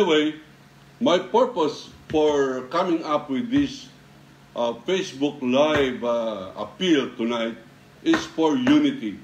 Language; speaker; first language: English; non-native, local second language; Filipino